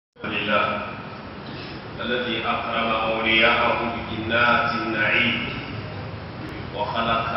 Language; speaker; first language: Arabic; non-native, fluent; Mossi